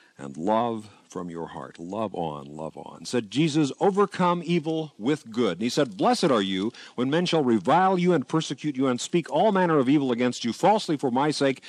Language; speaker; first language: English; native; English